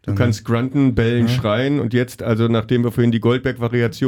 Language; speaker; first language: German; native; German